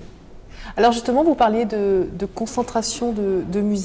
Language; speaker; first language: French; native; French